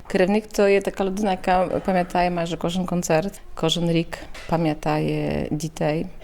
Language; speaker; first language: Ukrainian; early bilingual, heritage; Ukrainian